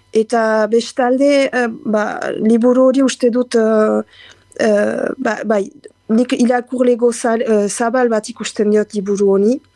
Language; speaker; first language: Basque; native; Basque